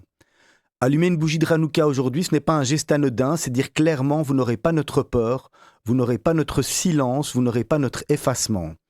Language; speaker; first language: French; native; French